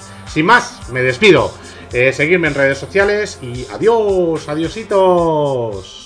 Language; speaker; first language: Spanish; native; Spanish